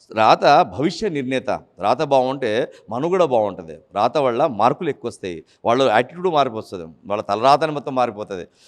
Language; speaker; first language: Telugu; native; Telugu